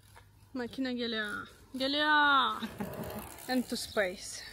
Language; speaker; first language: Turkish; non-native, learner; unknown